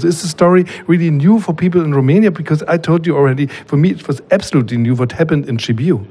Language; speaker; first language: English; non-native, fluent; German